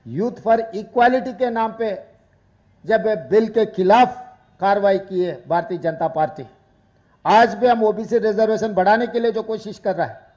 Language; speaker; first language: Hindi; non-native, local second language; Telugu